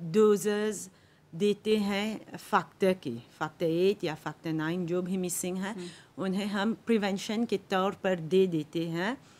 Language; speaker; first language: Hindi; non-native, local second language; Morisyen